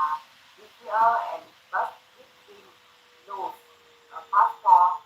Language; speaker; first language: English; non-native, learner; Thai